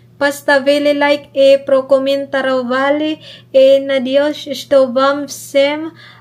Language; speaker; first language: Russian; non-native, learner; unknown